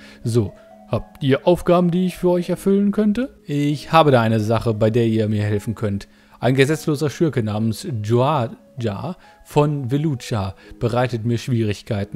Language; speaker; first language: German; native; German